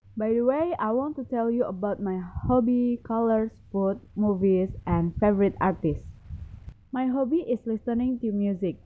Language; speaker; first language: English; non-native, learner; Indonesian